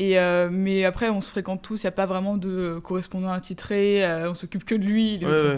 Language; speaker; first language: French; native; French